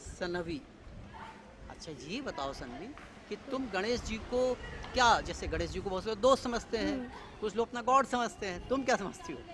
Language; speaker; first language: Hindi; native; Hindi